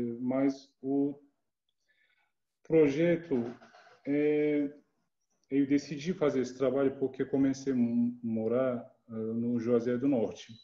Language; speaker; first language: Portuguese; non-native, learner; Turkish